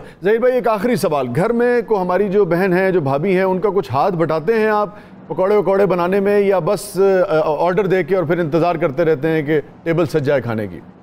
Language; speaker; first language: Urdu; native; Urdu